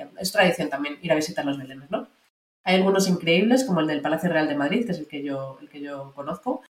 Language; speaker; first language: Spanish; native; Spanish